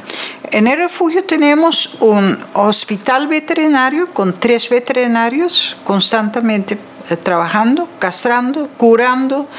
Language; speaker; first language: Spanish; non-native, fluent; Dutch